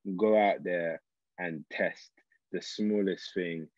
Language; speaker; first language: English; native; English